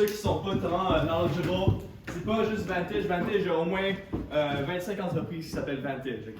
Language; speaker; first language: French; native; French